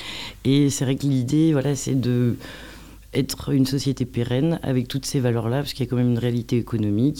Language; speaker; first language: French; native; French